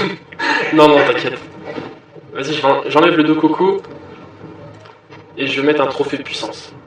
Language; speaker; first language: French; native; French